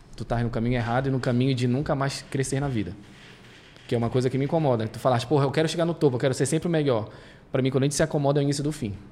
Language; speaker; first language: Portuguese; native; Portuguese